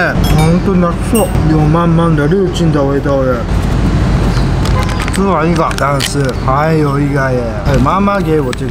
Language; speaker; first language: Chinese; non-native, fluent; Japanese